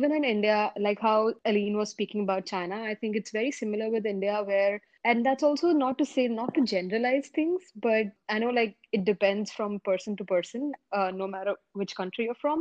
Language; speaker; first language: English; non-native, local second language; Hindi